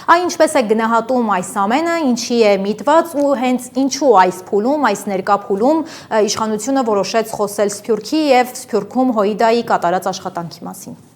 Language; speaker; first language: Armenian; native; Armenian